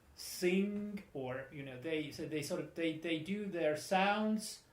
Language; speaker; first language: English; non-native, fluent; Estonian